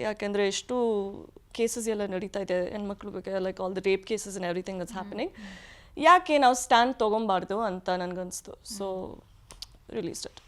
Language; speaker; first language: Kannada; early bilingual, heritage; Kannada